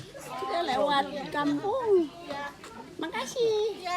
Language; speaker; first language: Indonesian; non-native, learner; Chinese